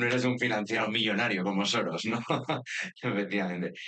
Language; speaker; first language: Spanish; native; Spanish